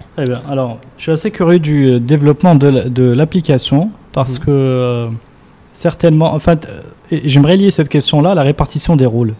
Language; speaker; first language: French; non-native, local second language; Arabic